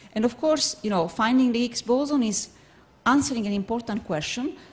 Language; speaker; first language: English; non-native, fluent; Italian